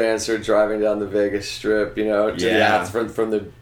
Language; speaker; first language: English; native; English